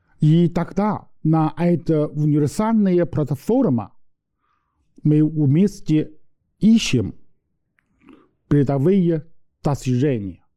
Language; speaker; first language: Russian; non-native, learner; Chinese